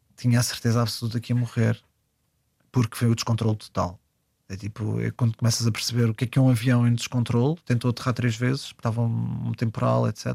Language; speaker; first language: Portuguese; early bilingual, heritage; Portuguese